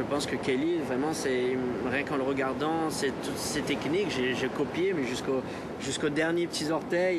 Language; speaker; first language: French; native; French